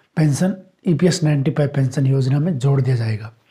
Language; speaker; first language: Hindi; native; Hindi